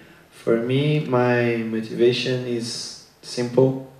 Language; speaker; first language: English; non-native, learner; Portuguese